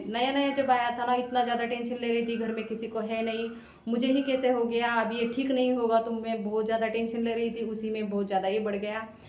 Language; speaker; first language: Hindi; non-native, local second language; Marathi